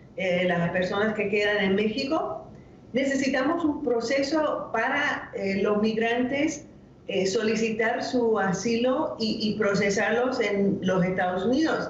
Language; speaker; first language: Spanish; non-native, fluent; English